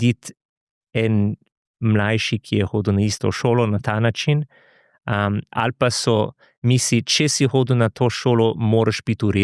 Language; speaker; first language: Slovenian; non-native, fluent; English